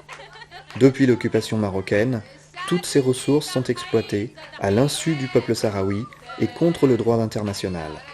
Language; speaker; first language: French; native; French